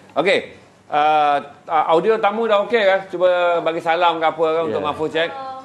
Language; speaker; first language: Malay; native; Malay